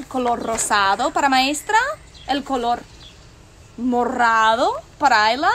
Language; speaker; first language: Spanish; non-native, fluent; English